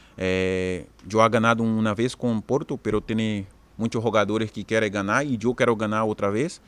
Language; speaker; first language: Portuguese; native; Portuguese